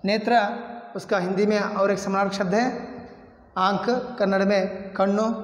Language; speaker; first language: Hindi; non-native, local second language; Kannada